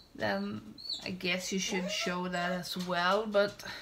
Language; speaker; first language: English; non-native, fluent; Swedish